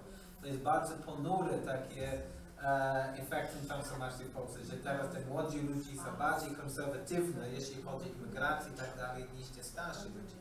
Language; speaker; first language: Polish; non-native, learner; English